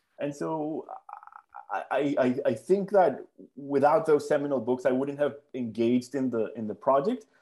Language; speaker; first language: English; non-native, fluent; Spanish